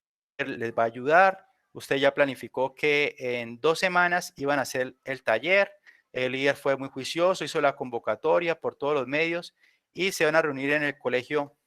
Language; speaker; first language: Spanish; native; Spanish